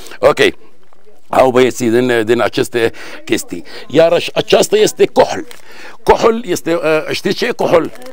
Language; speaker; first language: Romanian; non-native, fluent; Arabic